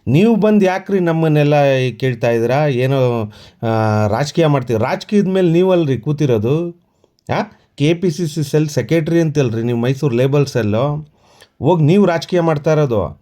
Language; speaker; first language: Kannada; non-native, local second language; Urdu